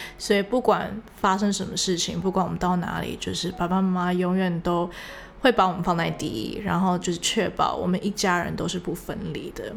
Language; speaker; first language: Chinese; early bilingual, heritage; Chinese